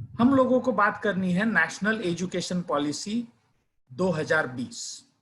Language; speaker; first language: Hindi; non-native, local second language; Marathi